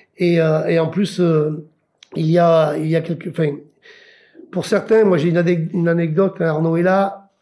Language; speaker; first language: French; native; French